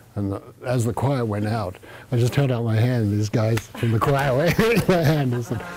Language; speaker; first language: English; native; English